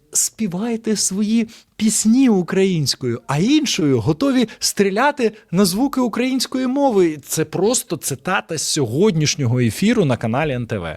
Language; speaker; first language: Ukrainian; non-native, local second language; Russian